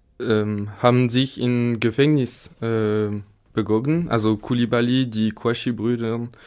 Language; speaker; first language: German; non-native, fluent; French